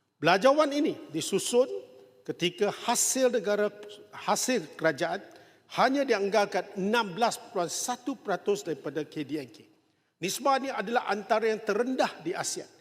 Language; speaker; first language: Malay; non-native, local second language; Chinese